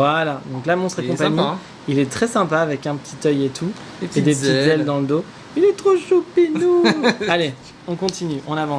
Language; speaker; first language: French; native; French